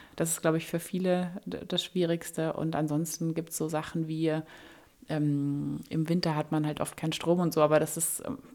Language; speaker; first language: German; native; German